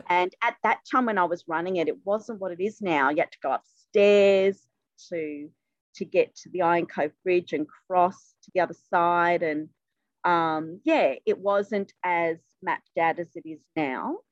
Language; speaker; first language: English; native; English